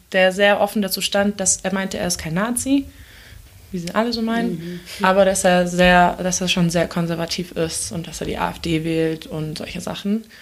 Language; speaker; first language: German; early bilingual, other home language; Turkish